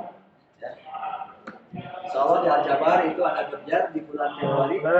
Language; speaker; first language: Indonesian; non-native, local second language; Sundanese